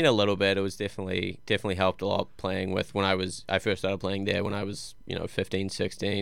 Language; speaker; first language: English; native; English